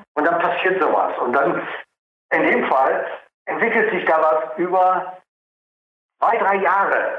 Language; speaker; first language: German; native; German